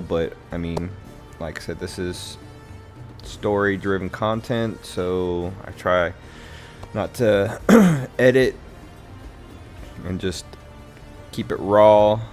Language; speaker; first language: English; native; English